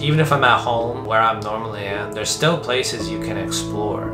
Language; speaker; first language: English; native; English